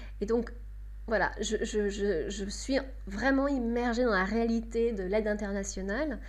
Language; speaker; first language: French; native; French